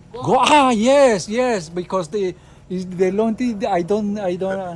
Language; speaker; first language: English; non-native, learner; Italian